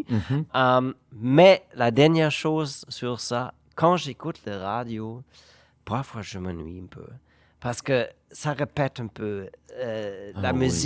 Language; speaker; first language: French; non-native, fluent; German